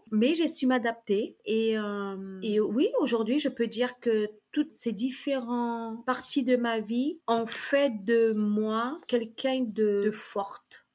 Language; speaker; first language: French; early bilingual, other home language; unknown